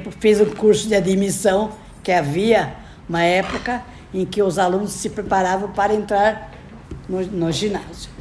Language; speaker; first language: Portuguese; native; Portuguese